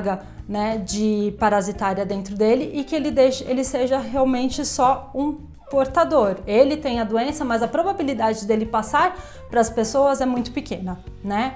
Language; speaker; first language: Portuguese; native; Portuguese